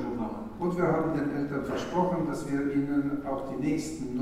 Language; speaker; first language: German; non-native, fluent; Russian